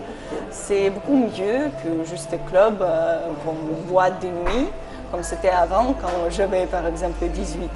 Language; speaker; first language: French; non-native, fluent; Ukrainian